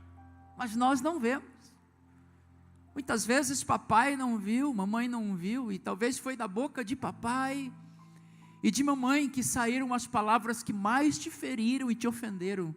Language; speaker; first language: Portuguese; native; Portuguese